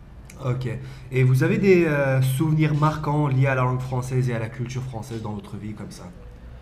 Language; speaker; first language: French; non-native, fluent; Turkish